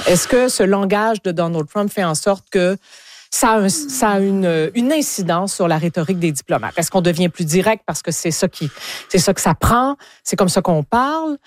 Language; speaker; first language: French; native; French